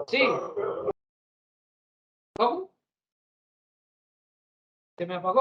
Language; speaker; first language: Spanish; native; Spanish